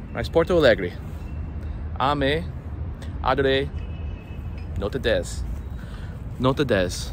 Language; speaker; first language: Portuguese; non-native, fluent; English